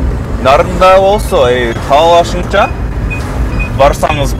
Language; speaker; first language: Kyrgyz; non-native, fluent; English